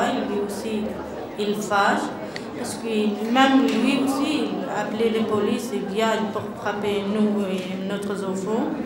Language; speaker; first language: French; non-native, learner; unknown